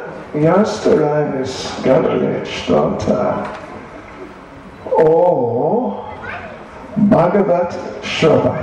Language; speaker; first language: Russian; non-native, learner; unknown